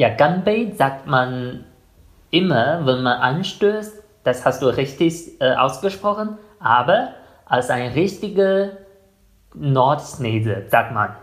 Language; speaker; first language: German; non-native, fluent; Chinese